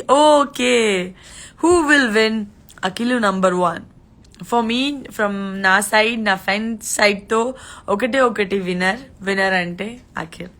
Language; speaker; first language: Telugu; non-native, learner; Gujarati